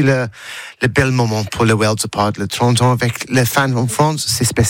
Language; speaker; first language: French; non-native, learner; English